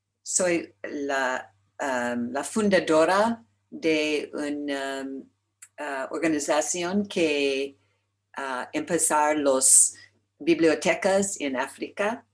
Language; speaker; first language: Spanish; non-native, learner; English